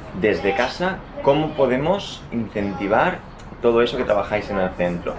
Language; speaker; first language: Spanish; non-native, local second language; Catalan